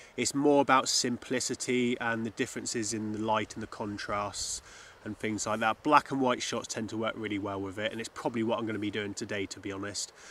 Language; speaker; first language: English; native; English